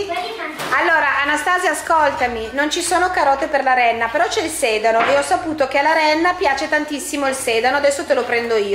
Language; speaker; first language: Italian; native; Italian